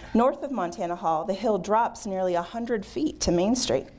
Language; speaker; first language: English; native; English